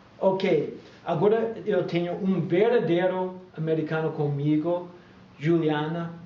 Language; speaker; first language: Portuguese; non-native, fluent; English